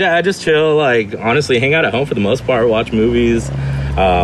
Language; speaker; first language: English; native; English